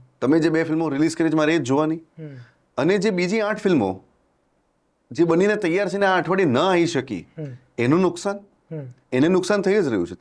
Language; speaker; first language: Gujarati; non-native, local second language; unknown